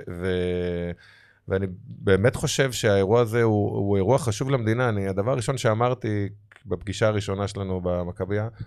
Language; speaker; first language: Hebrew; native; Hebrew